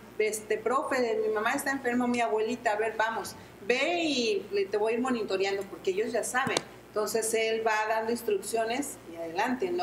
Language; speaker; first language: Spanish; native; Spanish